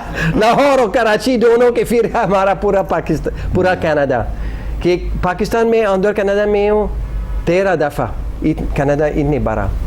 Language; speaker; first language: Hindi; non-native, learner; English